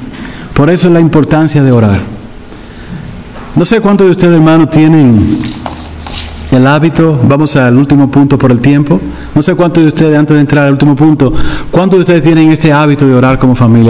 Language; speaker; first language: Spanish; native; Spanish